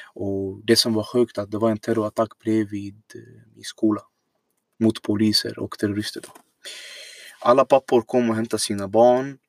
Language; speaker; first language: Swedish; non-native, fluent; Arabic